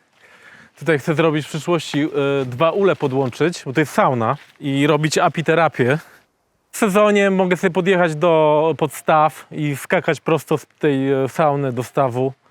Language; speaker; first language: Polish; native; Polish